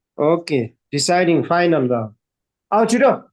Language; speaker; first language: English; non-native, learner; Nepali